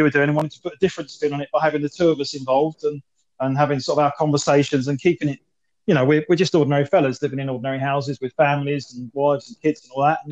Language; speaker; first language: English; native; English